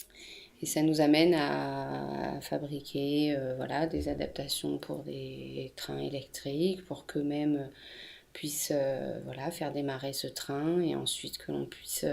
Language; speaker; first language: French; native; French